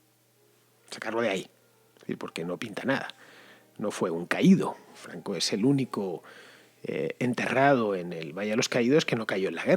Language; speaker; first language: Spanish; native; Spanish